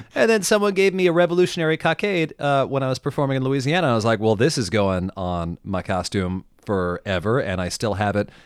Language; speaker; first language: English; native; English